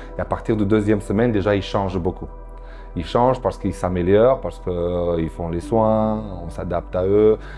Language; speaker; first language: French; non-native, fluent; Romanian